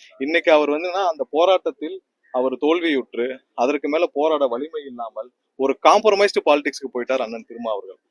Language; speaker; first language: Tamil; native; Tamil